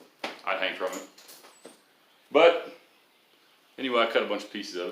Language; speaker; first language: English; native; English